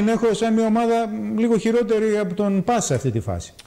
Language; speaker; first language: Greek; native; Greek